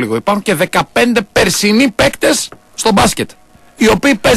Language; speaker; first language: Greek; native; Greek